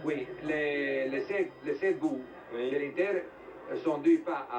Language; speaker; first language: French; non-native, learner; Italian